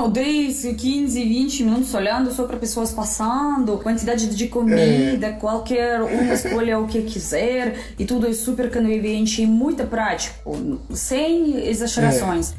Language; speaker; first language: Portuguese; non-native, fluent; Russian